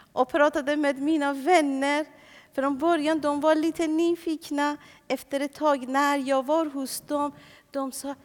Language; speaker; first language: Swedish; non-native, fluent; Persian